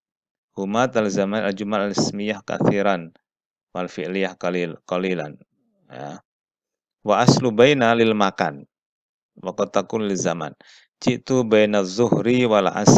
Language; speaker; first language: Arabic; non-native, fluent; Indonesian